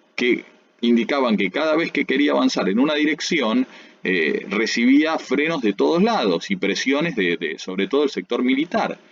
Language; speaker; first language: Spanish; native; Spanish